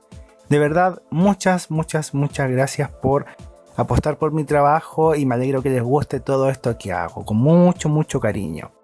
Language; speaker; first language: Spanish; native; Spanish